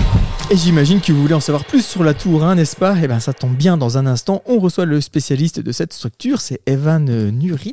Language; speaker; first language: French; native; French